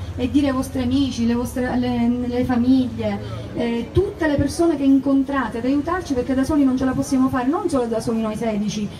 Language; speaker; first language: Italian; native; Italian